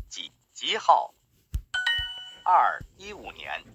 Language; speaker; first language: Chinese; non-native, learner; English